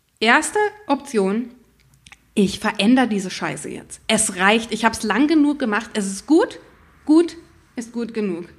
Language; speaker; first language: German; native; German